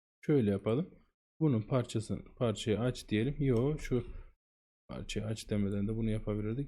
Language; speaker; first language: Turkish; native; Turkish